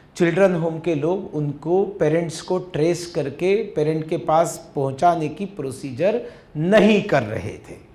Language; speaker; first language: Hindi; non-native, local second language; Marathi